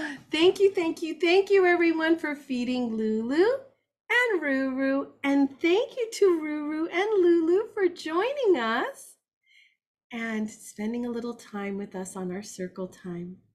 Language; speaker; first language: English; native; English